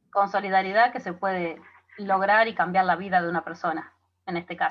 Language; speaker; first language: Spanish; native; Spanish